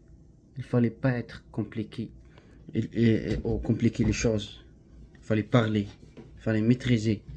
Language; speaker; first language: French; non-native, learner; Arabic